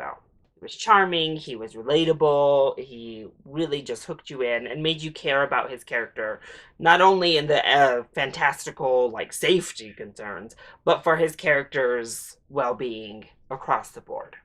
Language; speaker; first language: English; native; English